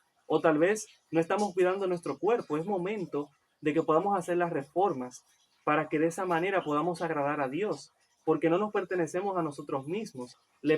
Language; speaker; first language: Spanish; native; Spanish